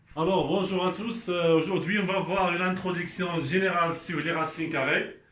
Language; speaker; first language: French; non-native, local second language; Arabic